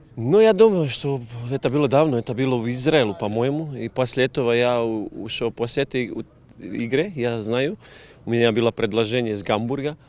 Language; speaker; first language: Russian; non-native, learner; Croatian